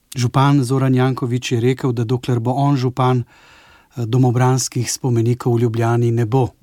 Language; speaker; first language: Slovenian; native; Slovenian